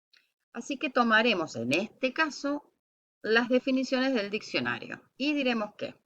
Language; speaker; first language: Spanish; native; Spanish